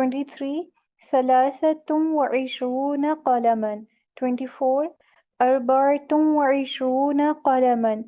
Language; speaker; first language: Arabic; non-native, learner; Urdu